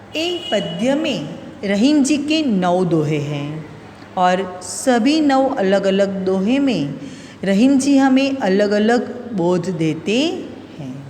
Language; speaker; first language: Hindi; non-native, local second language; Gujarati